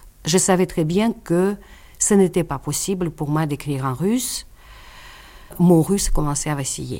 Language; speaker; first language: French; non-native, fluent; Russian